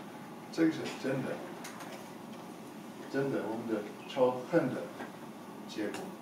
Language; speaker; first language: Chinese; non-native, learner; English